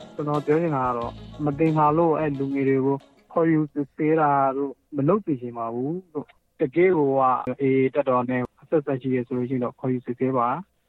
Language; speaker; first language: Burmese; native; Burmese